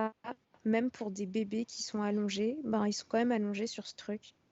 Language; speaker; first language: French; native; French